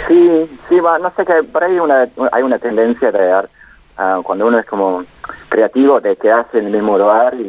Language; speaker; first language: Spanish; non-native, fluent; English